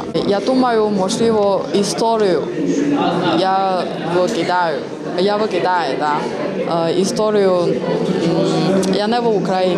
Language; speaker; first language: Ukrainian; non-native, learner; Chinese